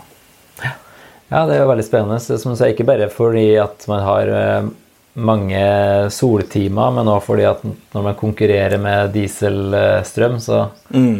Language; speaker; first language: Norwegian; native; Norwegian